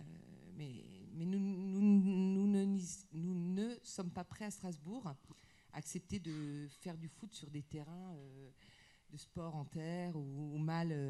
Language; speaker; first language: French; native; French